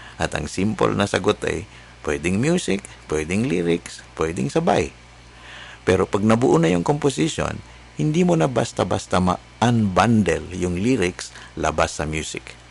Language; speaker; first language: Filipino; native; Filipino